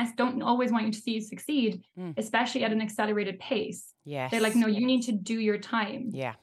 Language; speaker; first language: English; native; English